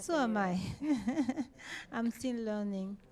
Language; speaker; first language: English; non-native, learner; French